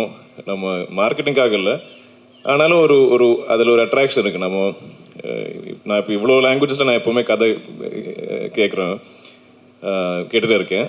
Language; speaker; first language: Tamil; non-native, local second language; Malayalam